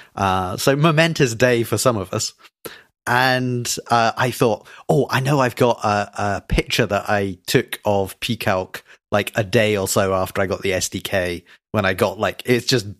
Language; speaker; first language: English; native; English